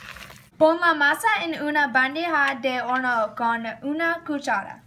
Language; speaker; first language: Spanish; non-native, learner; English